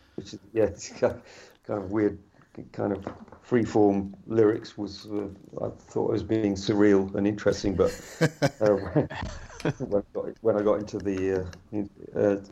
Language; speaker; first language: English; native; English